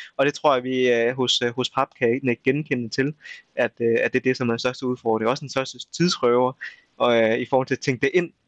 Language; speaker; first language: Danish; early bilingual, other home language; Vietnamese